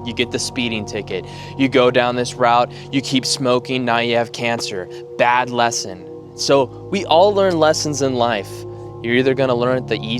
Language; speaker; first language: English; native; English